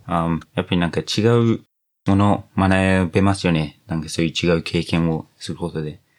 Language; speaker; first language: Japanese; non-native, fluent; English